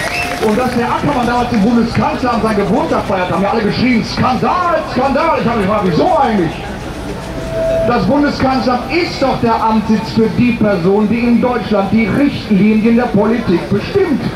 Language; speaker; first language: German; native; German